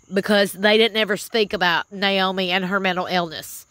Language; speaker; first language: English; native; English